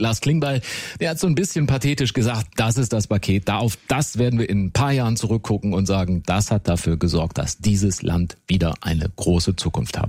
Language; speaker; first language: German; native; German